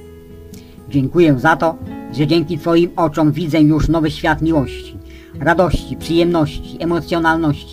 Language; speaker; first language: Polish; native; Polish